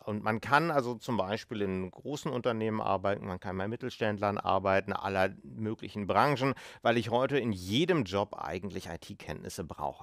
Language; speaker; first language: German; native; German